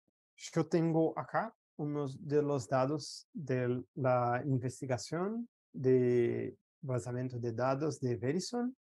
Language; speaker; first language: Spanish; non-native, fluent; Portuguese